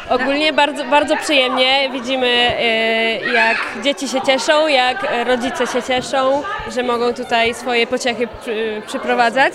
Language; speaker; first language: Polish; non-native, local second language; Ukrainian